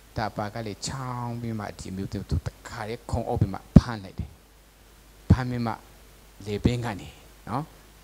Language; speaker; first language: Burmese; non-native, local second language; Tedim Chin